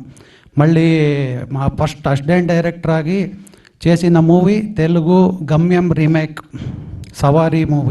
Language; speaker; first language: Telugu; non-native, learner; Kannada